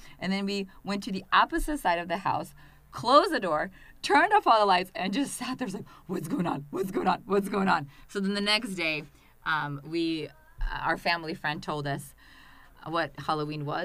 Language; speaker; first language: English; non-native, fluent; Russian